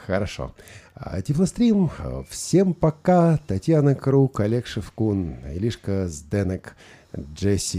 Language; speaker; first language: Russian; native; Russian